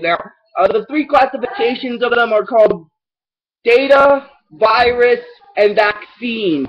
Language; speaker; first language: English; native; English